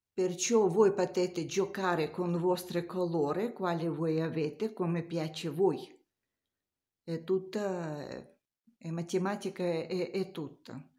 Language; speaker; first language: Italian; non-native, learner; Russian